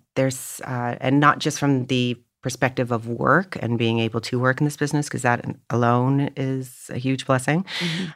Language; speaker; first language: English; native; English